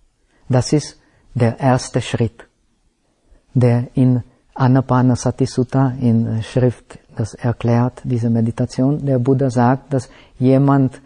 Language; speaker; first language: German; non-native, fluent; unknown